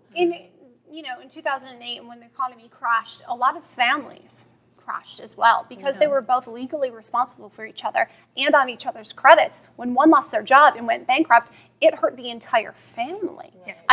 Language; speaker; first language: English; native; English